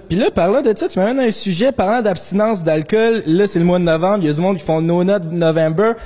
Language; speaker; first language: French; native; French